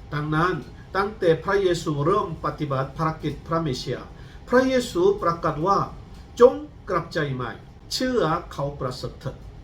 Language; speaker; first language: Thai; non-native, fluent; Korean